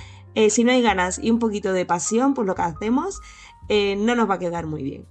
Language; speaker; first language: Spanish; native; Spanish